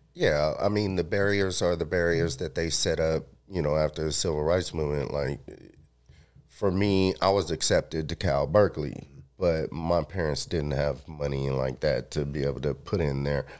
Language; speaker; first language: English; early bilingual, other home language; Spanish